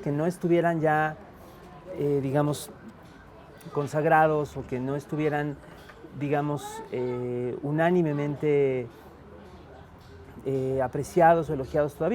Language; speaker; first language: Spanish; native; Spanish